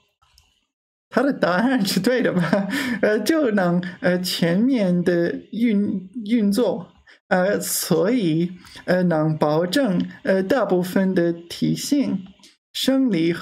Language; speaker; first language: Chinese; non-native, learner; English